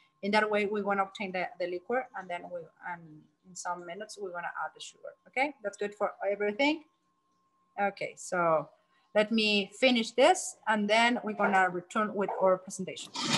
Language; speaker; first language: English; non-native, learner; Spanish